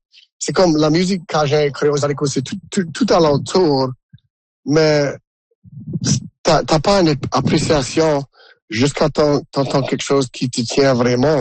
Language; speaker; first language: French; non-native, local second language; English